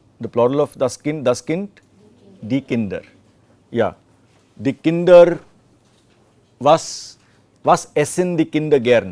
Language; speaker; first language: German; non-native, fluent; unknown